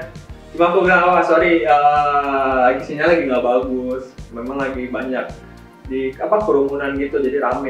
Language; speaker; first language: Indonesian; native; Indonesian